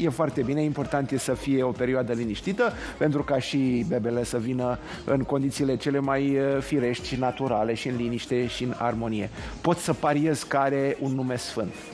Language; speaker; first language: Romanian; native; Romanian